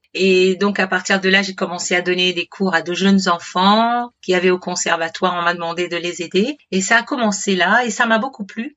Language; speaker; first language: French; native; French